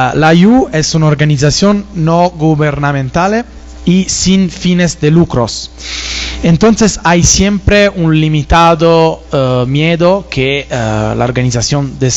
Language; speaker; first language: Spanish; non-native, fluent; Italian